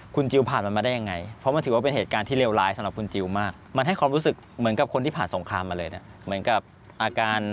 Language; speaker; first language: Thai; native; Thai